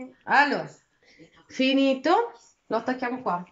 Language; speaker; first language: Italian; native; Italian